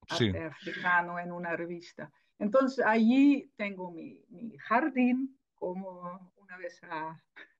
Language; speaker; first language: Spanish; non-native, fluent; Dutch